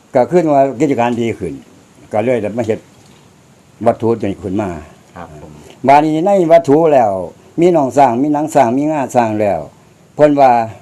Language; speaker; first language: Thai; native; Thai